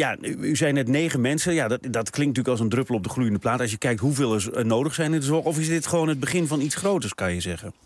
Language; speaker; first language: Dutch; native; Dutch